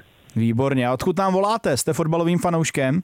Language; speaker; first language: Czech; native; Czech